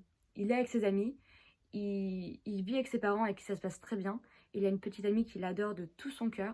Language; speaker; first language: French; native; French